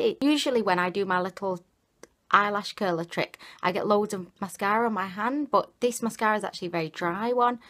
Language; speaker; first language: English; native; English